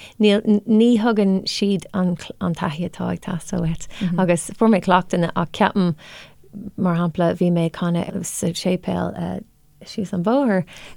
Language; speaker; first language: Irish; non-native, local second language; English